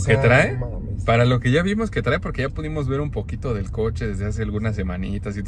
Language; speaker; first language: Spanish; native; Spanish